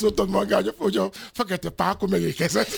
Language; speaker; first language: Hungarian; non-native, fluent; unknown